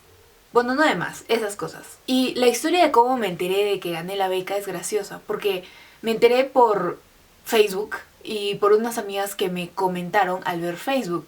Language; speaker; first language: Spanish; native; Spanish